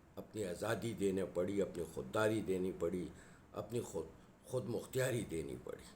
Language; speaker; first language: Urdu; non-native, local second language; Pashto